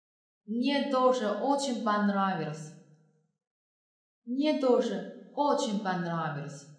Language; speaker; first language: Russian; non-native, fluent; Chinese